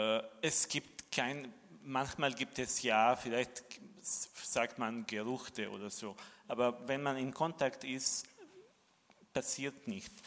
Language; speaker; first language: German; non-native, fluent; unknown